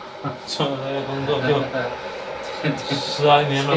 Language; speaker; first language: Chinese; native; Chinese